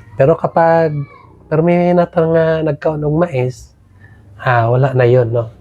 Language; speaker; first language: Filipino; non-native, local second language; Cebuano